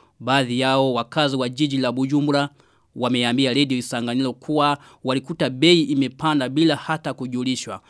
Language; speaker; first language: Swahili; non-native, local second language; Rundi